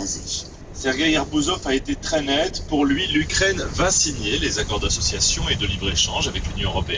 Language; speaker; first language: French; native; French